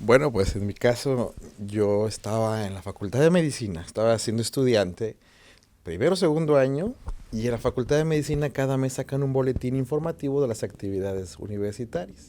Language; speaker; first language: Spanish; native; Spanish